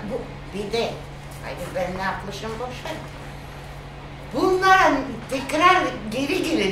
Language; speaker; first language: Turkish; non-native, fluent; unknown